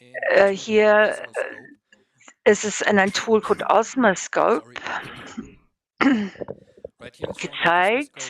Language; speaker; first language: German; non-native, learner; English